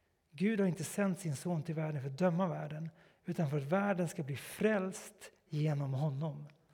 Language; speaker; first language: Swedish; native; Swedish